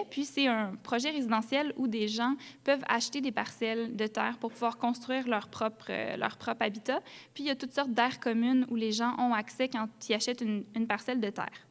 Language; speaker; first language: French; native; French